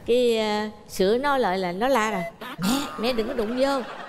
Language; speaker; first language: Vietnamese; native; Vietnamese